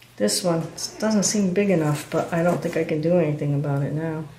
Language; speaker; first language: English; native; English